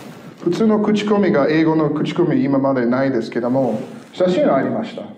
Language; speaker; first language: Japanese; non-native, fluent; English